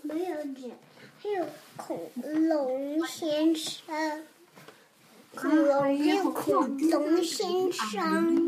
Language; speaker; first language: Chinese; early bilingual, heritage; Cantonese